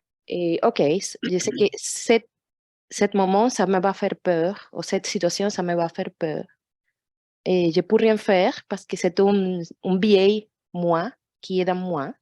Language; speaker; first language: French; non-native, fluent; Portuguese